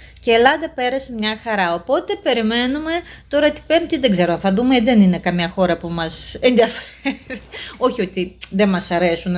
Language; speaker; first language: Greek; non-native, fluent; Russian